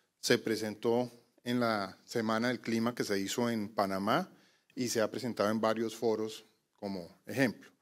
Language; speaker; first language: Spanish; native; Spanish